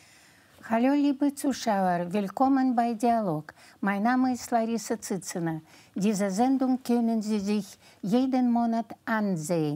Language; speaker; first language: German; non-native, fluent; Russian